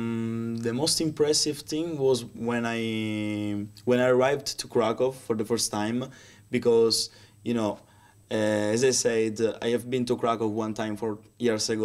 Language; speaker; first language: English; non-native, learner; Italian